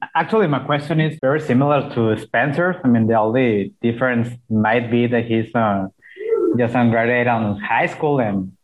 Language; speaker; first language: English; non-native, fluent; Spanish